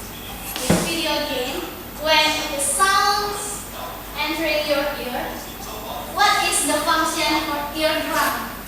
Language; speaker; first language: English; non-native, learner; Indonesian